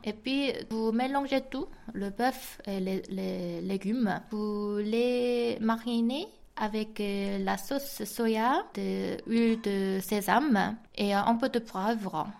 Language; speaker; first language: French; non-native, fluent; Korean